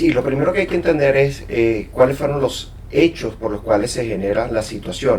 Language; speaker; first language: Spanish; native; Spanish